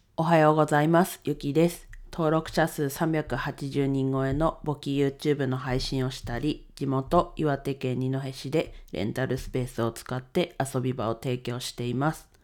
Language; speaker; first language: Japanese; native; Japanese